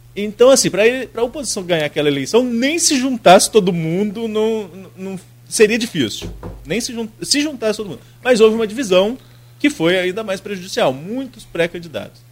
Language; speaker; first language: Portuguese; native; Portuguese